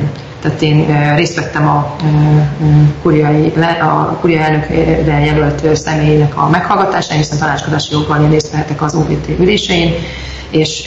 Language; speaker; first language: Hungarian; native; Hungarian